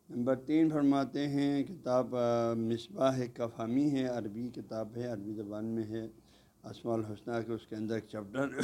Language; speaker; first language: Urdu; non-native, local second language; Balti